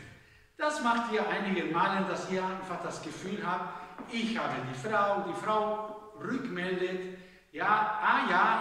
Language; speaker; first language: German; non-native, fluent; Spanish